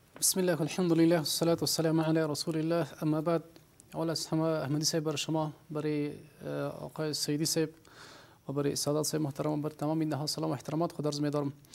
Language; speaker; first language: Persian; non-native, local second language; Pashto